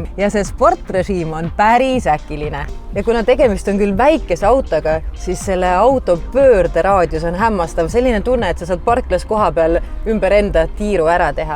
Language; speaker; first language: Estonian; native; Estonian